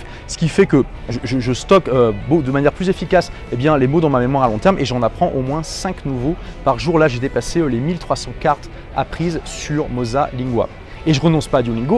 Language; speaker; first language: French; native; French